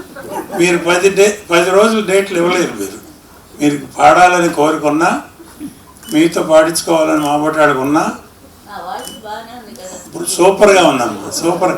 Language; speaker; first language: Telugu; native; Telugu